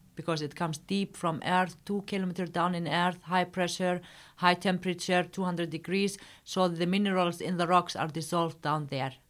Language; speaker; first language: English; non-native, fluent; Arabic